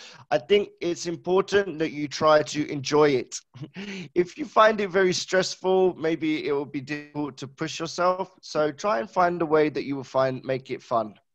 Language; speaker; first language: English; native; English